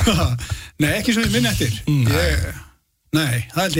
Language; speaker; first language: Icelandic; native; Icelandic